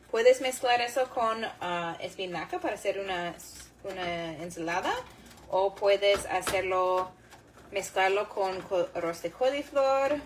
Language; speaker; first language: Spanish; non-native, learner; English